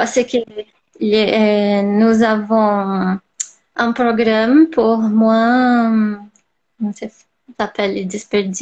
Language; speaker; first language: French; non-native, learner; Portuguese